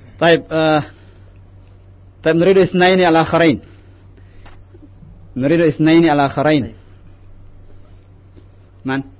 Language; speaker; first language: Arabic; non-native, fluent; Indonesian